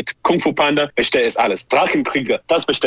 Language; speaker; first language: German; non-native, learner; English